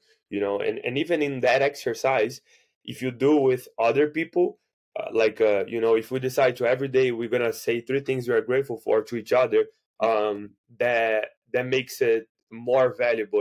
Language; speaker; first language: English; non-native, fluent; Portuguese